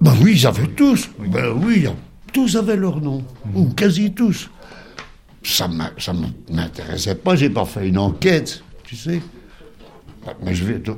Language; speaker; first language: French; native; French